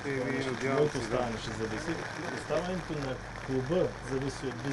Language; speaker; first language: Bulgarian; native; Bulgarian